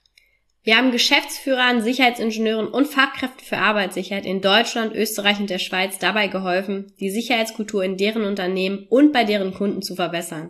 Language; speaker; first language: German; native; German